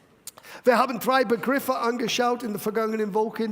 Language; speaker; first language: German; non-native, fluent; English